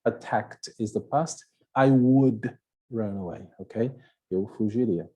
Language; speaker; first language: English; non-native, fluent; Portuguese